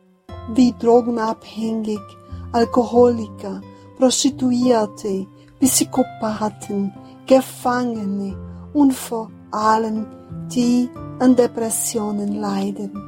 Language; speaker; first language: German; non-native, fluent; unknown